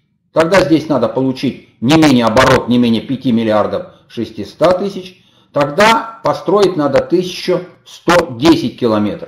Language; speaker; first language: Russian; native; Russian